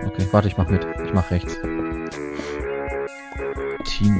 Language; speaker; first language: German; native; German